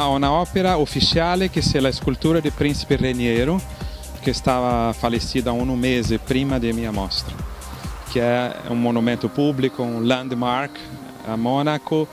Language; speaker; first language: Italian; non-native, fluent; Portuguese